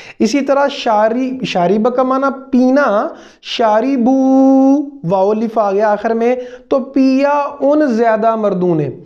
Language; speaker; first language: Urdu; native; Urdu